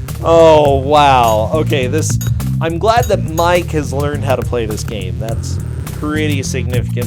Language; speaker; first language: English; native; English